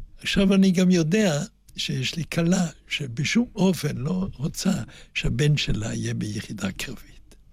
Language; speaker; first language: Hebrew; non-native, fluent; German